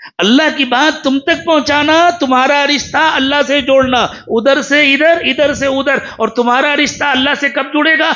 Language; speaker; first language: Urdu; native; Urdu